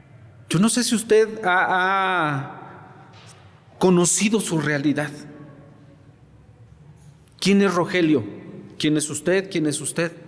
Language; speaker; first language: Spanish; native; Spanish